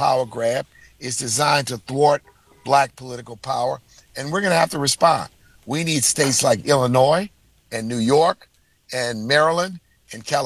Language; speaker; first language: English; native; English